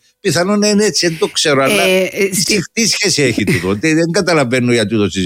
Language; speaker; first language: Greek; native; Greek